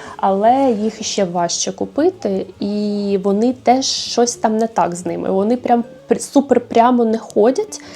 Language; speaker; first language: Ukrainian; native; Ukrainian